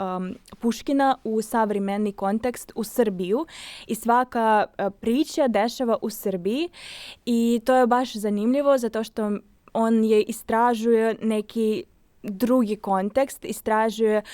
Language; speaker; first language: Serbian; non-native, fluent; Russian